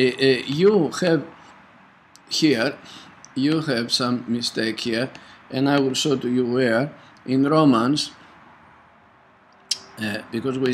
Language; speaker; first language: English; non-native, fluent; Greek